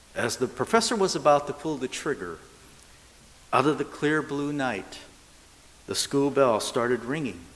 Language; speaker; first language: English; native; English